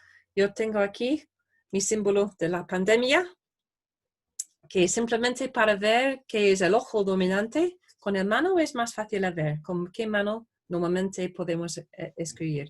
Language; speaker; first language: Spanish; non-native, fluent; English